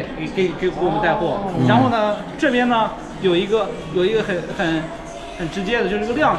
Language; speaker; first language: Chinese; native; Chinese